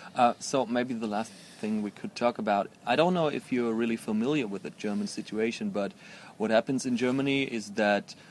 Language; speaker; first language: English; non-native, fluent; German